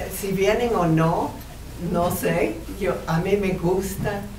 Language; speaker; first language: Spanish; non-native, fluent; English